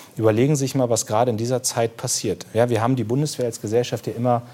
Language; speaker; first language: German; native; German